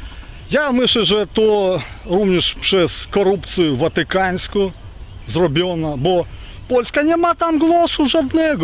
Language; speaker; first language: Polish; non-native, fluent; Ukrainian